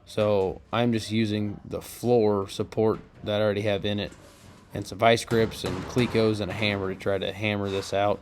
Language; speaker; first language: English; native; English